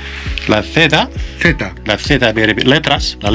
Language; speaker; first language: Spanish; non-native, learner; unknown